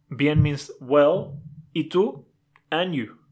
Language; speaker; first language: English; non-native, fluent; Spanish